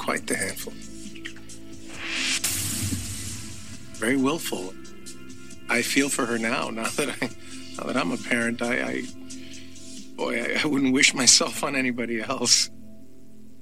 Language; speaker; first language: English; native; English